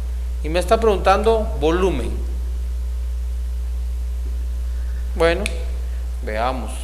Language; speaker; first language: Spanish; native; Spanish